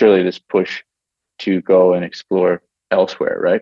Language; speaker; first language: English; native; English